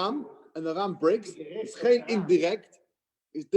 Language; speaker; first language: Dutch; non-native, fluent; English